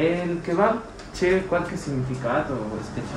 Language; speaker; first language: Italian; non-native, fluent; Spanish